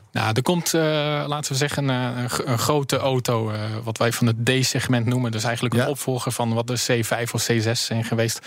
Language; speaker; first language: Dutch; early bilingual, heritage; Dutch